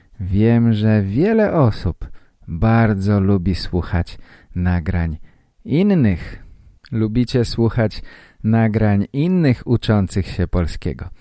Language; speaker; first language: Polish; native; Polish